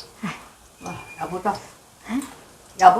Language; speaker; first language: Chinese; native; Chinese